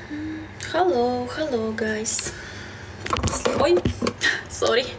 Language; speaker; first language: English; non-native, learner; Belarusian